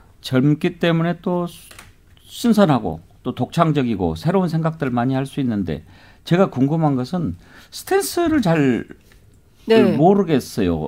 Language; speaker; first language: Korean; native; Korean